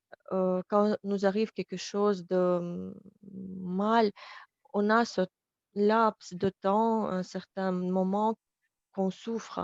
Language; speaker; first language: French; non-native, fluent; Russian